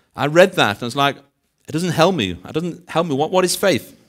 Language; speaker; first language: English; native; English